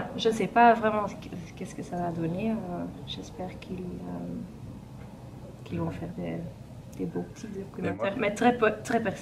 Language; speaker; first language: French; non-native, fluent; Dutch